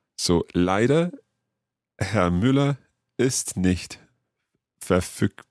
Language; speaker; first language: German; non-native, learner; English